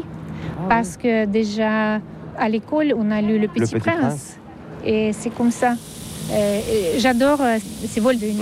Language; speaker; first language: French; non-native, fluent; Russian